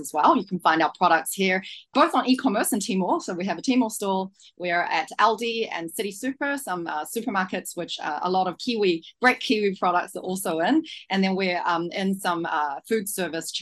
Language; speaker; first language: English; native; English